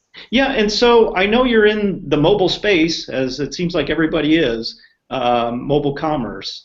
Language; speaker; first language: English; native; English